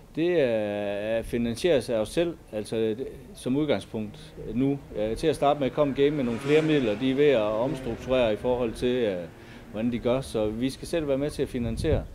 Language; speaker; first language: Danish; native; Danish